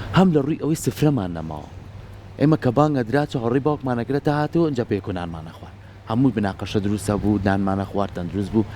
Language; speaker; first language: Central Kurdish; native; Central Kurdish